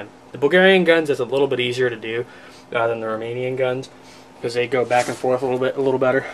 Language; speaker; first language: English; native; English